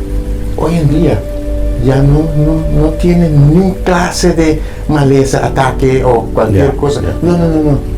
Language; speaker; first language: Spanish; non-native, fluent; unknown